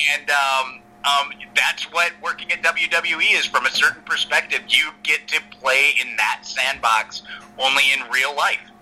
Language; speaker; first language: English; native; English